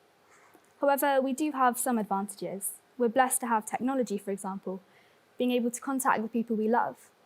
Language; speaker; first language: English; native; English